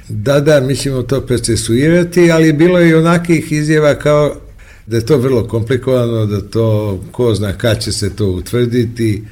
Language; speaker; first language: Serbian; native; Serbian